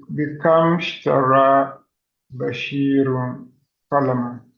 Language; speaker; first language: Arabic; non-native, learner; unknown